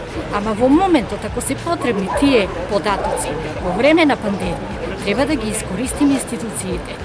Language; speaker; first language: Macedonian; native; Macedonian